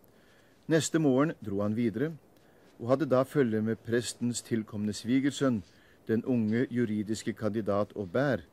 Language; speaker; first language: Norwegian; native; Norwegian